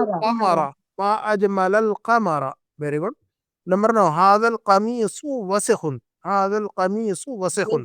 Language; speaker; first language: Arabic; non-native, fluent; Urdu